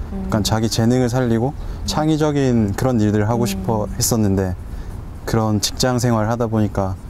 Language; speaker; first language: Korean; native; Korean